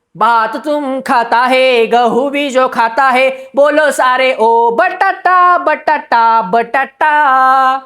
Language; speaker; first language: Hindi; non-native, local second language; Marathi